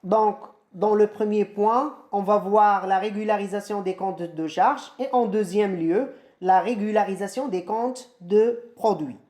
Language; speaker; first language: French; non-native, local second language; Arabic